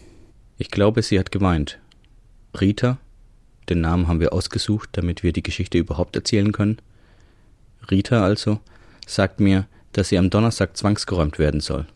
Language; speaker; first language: German; native; German